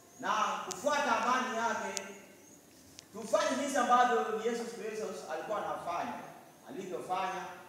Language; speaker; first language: Swahili; non-native, local second language; Luo (Kenya and Tanzania)